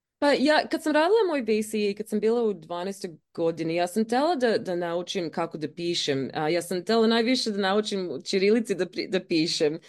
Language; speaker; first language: Serbian; early bilingual, other home language; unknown